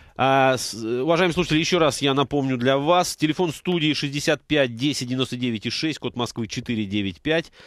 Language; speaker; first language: Russian; native; Russian